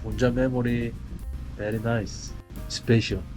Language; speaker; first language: English; non-native, learner; Korean